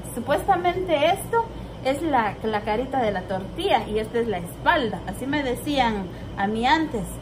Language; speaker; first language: Spanish; native; Spanish